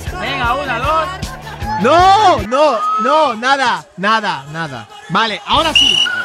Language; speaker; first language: Spanish; native; Spanish